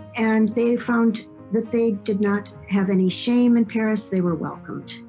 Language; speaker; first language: English; native; English